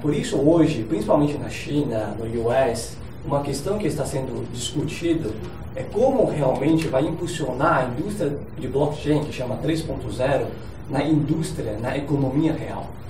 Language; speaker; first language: Portuguese; non-native, fluent; Chinese